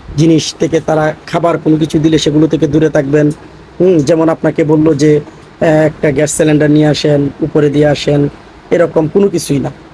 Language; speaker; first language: Bangla; native; Bangla